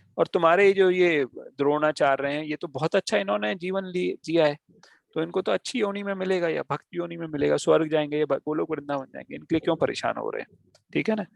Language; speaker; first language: Hindi; native; Hindi